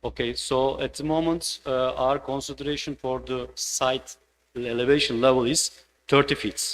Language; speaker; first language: English; non-native, fluent; Turkish